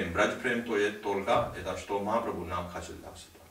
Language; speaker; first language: Russian; non-native, learner; Hindi